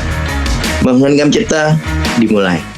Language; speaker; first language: Indonesian; native; Indonesian